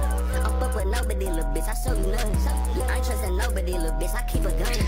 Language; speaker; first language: English; native; English